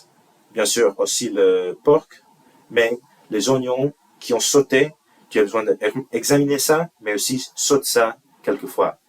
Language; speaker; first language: French; non-native, learner; English